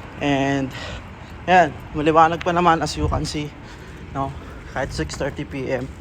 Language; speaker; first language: Filipino; native; Filipino